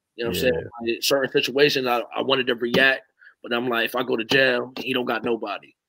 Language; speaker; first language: English; native; English